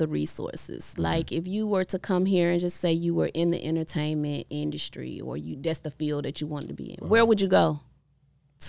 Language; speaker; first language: English; native; English